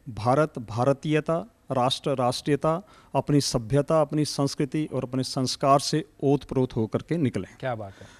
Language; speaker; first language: Hindi; native; Hindi